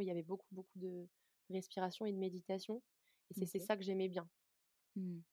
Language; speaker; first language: French; native; French